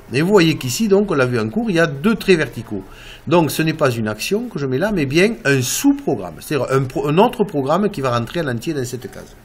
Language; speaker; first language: French; native; French